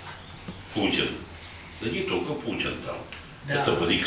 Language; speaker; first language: Russian; native; Russian